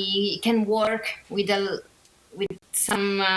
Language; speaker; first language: English; non-native, learner; Italian